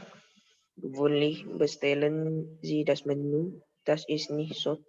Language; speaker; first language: German; non-native, learner; Indonesian